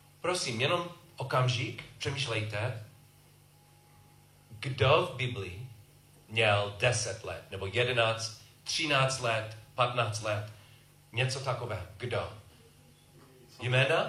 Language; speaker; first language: Czech; non-native, learner; English